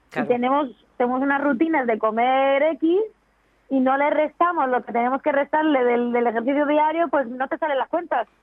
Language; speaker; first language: Spanish; native; Spanish